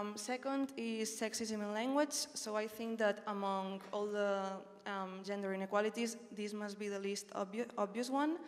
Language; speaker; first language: English; non-native, fluent; Spanish